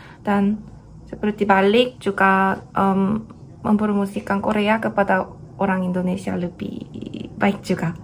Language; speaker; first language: Indonesian; non-native, learner; Korean